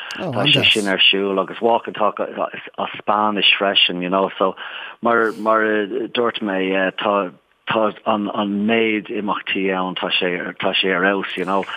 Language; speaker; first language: Irish; non-native, local second language; English